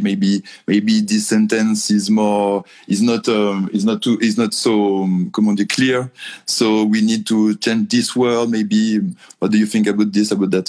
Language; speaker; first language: English; non-native, learner; French